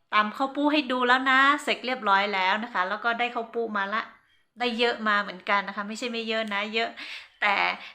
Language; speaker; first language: Thai; non-native, local second language; Hmong